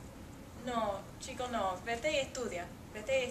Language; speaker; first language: Spanish; non-native, learner; English